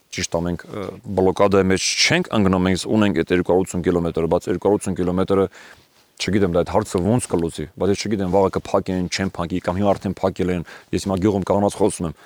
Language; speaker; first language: Armenian; native; Armenian